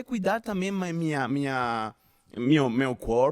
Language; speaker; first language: Portuguese; non-native, learner; Spanish